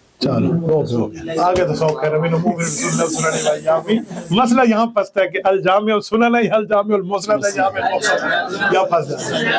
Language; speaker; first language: Urdu; non-native, local second language; Punjabi